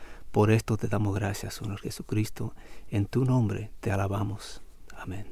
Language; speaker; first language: Spanish; non-native, fluent; English